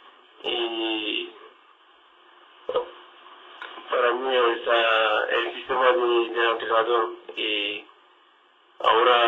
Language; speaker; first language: Spanish; non-native, learner; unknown